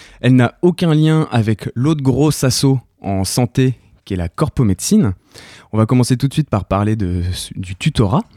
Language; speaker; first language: French; native; French